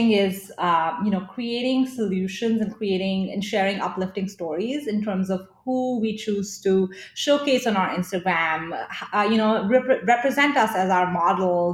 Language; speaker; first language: English; non-native, local second language; Hindi